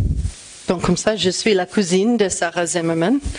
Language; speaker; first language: French; non-native, fluent; English